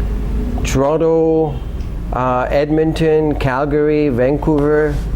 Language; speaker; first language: Hindi; non-native, learner; English